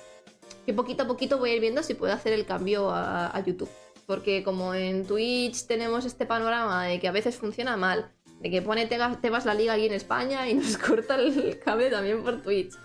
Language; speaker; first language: Spanish; native; Spanish